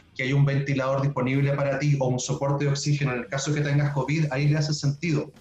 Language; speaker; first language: Spanish; native; Spanish